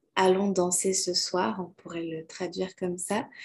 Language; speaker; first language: French; native; French